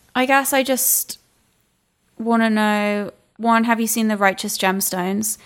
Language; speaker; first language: English; native; English